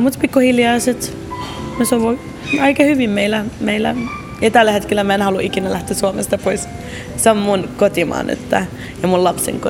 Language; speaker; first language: Finnish; early bilingual, other home language; Arabic